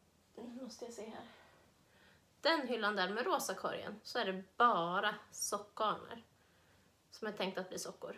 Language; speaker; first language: Swedish; native; Swedish